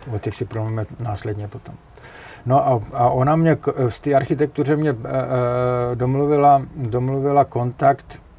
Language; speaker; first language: Czech; native; Czech